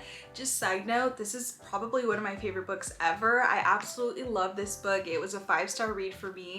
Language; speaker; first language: English; native; English